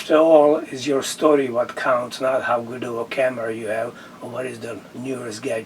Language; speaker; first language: English; non-native, fluent; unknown